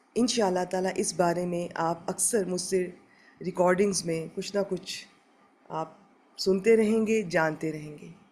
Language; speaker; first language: Urdu; native; Urdu